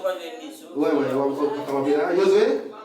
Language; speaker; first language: French; non-native, learner; Haitian Creole